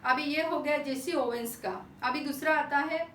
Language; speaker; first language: Hindi; non-native, local second language; Marathi